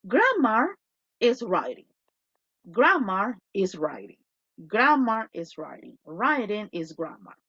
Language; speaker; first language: English; non-native, fluent; Spanish